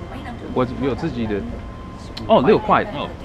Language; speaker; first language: Chinese; non-native, fluent; English